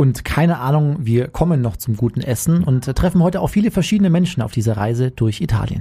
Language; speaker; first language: German; native; German